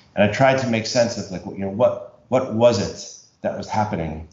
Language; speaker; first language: English; native; English